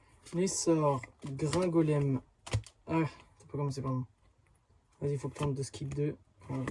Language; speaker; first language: French; native; French